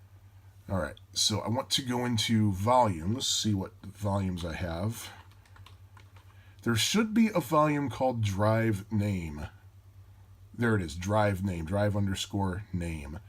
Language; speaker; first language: English; native; English